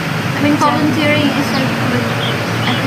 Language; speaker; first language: English; non-native, learner; Indonesian